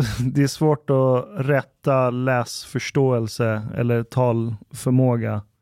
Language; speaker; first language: Swedish; early bilingual, other home language; Persian